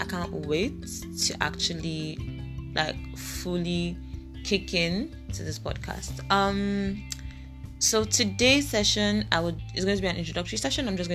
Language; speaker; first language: English; non-native, local second language; Igbo